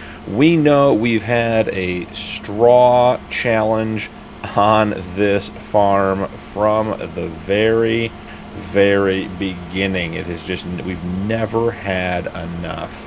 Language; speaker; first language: English; native; English